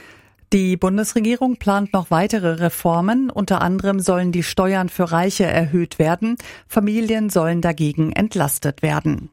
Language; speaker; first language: German; native; German